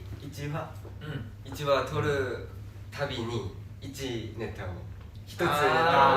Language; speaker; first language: Japanese; non-native, fluent; Korean